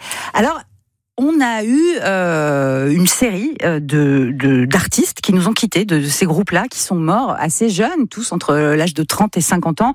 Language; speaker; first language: French; native; French